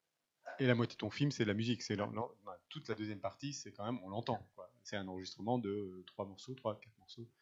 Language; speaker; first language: French; native; French